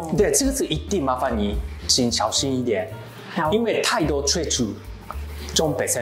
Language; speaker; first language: Chinese; non-native, learner; Japanese